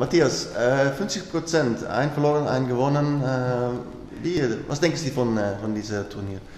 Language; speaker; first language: German; non-native, learner; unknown